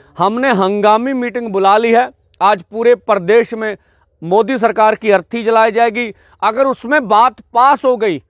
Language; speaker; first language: Hindi; non-native, local second language; Punjabi